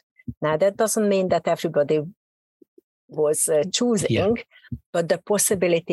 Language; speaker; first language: English; non-native, fluent; Hungarian